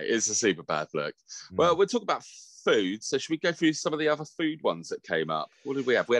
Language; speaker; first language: English; native; English